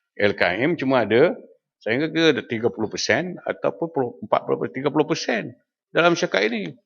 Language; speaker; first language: Malay; native; Malay